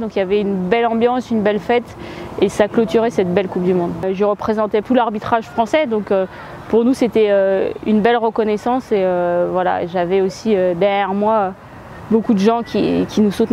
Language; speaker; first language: French; native; French